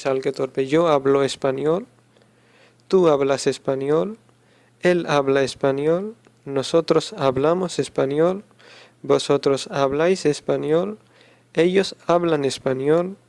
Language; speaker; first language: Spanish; non-native, learner; Urdu